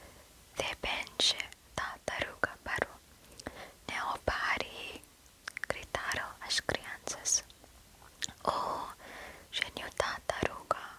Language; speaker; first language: Portuguese; non-native, learner; English